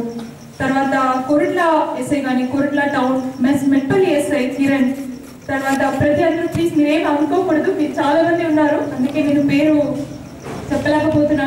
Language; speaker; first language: Telugu; native; Telugu